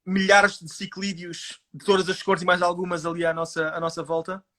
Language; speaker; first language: Portuguese; native; Portuguese